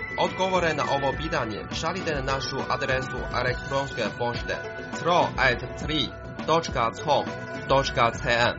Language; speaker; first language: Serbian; non-native, fluent; Chinese